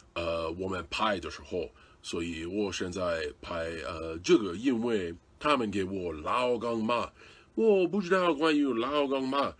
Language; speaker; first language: Chinese; non-native, learner; English